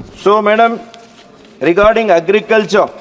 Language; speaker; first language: English; non-native, local second language; Kannada